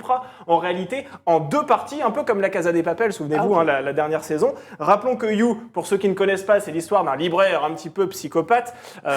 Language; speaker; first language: French; native; French